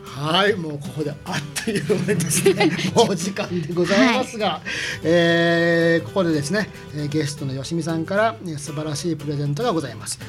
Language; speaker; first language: Japanese; native; Japanese